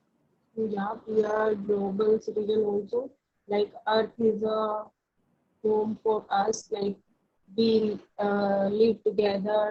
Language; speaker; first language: English; non-native, learner; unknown